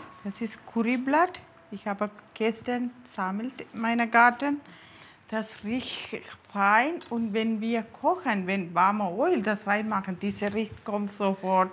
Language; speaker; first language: German; non-native, learner; Tamil